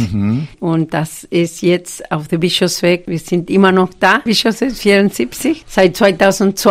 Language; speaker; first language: German; non-native, fluent; Spanish